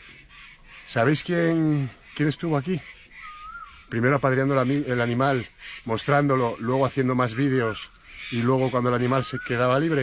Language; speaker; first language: Spanish; native; Spanish